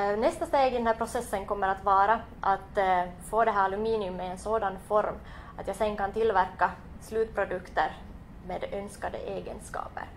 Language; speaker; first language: Swedish; native; Swedish